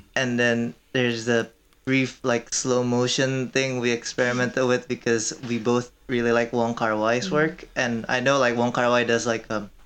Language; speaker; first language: English; early bilingual, other home language; Korean